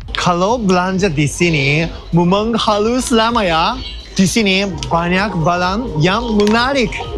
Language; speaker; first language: Indonesian; non-native, fluent; Japanese